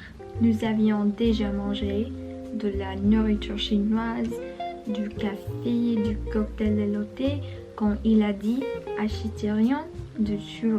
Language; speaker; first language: French; non-native, learner; Spanish